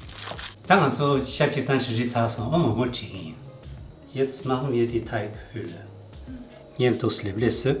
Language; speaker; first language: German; non-native, learner; Tibetan